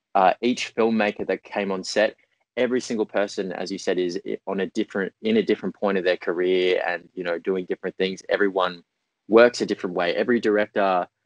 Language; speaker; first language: English; native; English